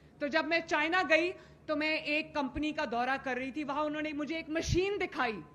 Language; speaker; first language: Urdu; native; Urdu